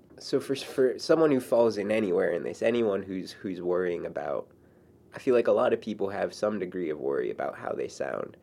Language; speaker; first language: English; native; English